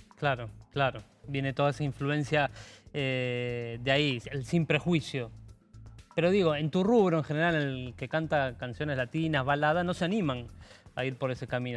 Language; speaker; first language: Spanish; native; Spanish